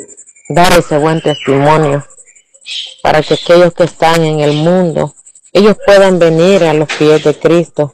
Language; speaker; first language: Spanish; native; Spanish